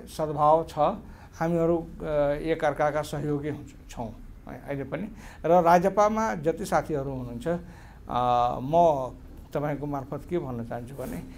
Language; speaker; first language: Nepali; non-native, local second language; Maithili